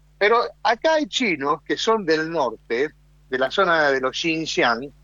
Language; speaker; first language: Spanish; native; Spanish